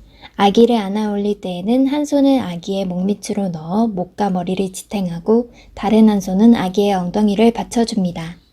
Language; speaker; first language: Korean; native; Korean